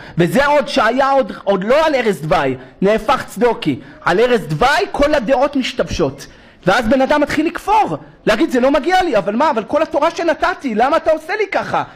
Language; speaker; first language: Hebrew; native; Hebrew